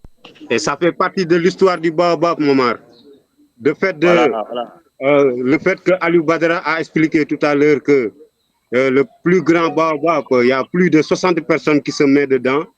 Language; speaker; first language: French; non-native, local second language; Wolof